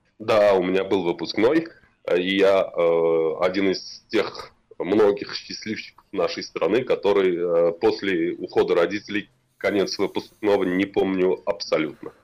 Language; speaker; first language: Russian; non-native, local second language; Tatar